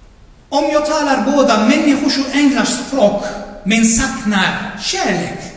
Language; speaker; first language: Swedish; non-native, fluent; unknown